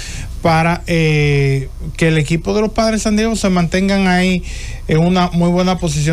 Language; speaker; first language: Spanish; native; Spanish